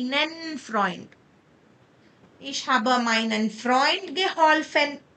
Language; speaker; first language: German; non-native, fluent; Kannada